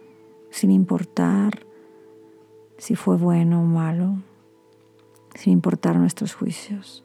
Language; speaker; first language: Spanish; native; Spanish